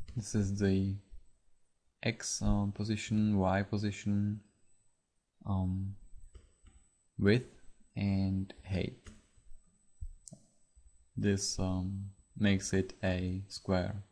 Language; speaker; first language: English; non-native, fluent; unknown